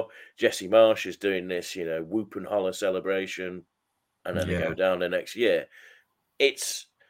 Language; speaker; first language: English; native; English